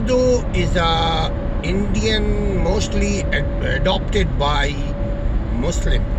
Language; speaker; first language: English; non-native, fluent; Urdu